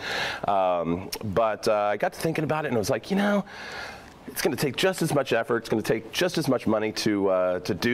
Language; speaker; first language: English; native; English